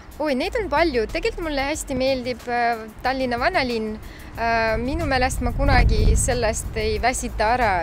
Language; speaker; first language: Estonian; non-native, local second language; Russian